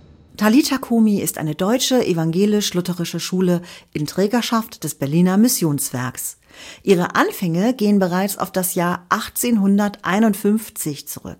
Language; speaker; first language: German; native; German